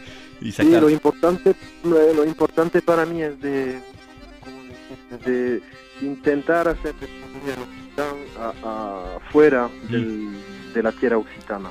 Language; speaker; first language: Spanish; early bilingual, heritage; French